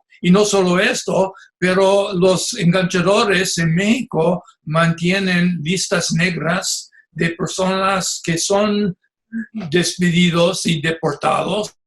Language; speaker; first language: Spanish; non-native, fluent; English